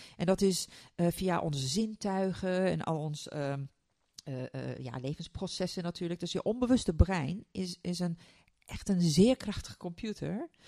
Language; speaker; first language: Dutch; non-native, fluent; Turkish